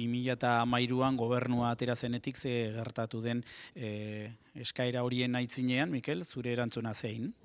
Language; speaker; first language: Basque; native; Basque